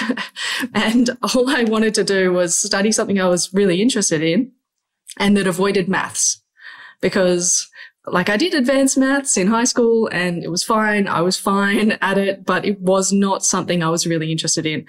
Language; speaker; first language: English; native; English